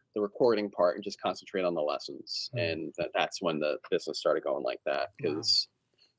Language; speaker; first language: English; native; English